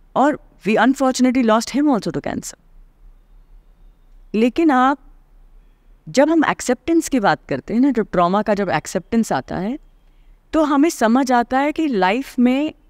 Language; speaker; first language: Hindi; native; Hindi